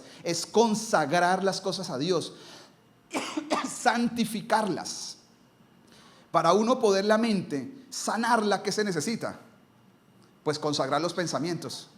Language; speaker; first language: Spanish; native; Spanish